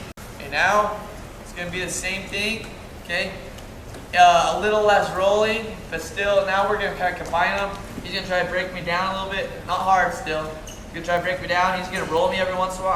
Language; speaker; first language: English; native; English